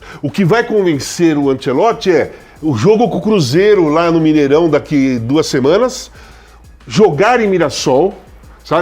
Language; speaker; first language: Portuguese; native; Portuguese